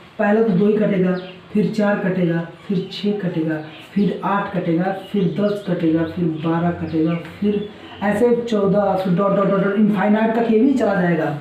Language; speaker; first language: Hindi; native; Hindi